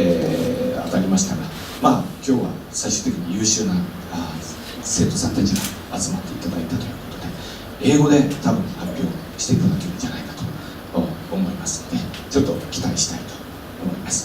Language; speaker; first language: Japanese; native; Japanese